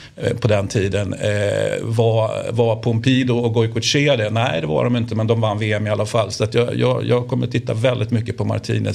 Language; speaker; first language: Swedish; native; Swedish